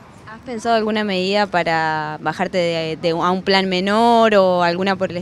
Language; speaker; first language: Spanish; native; Spanish